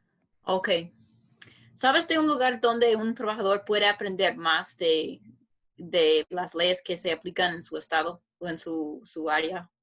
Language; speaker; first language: Spanish; non-native, fluent; English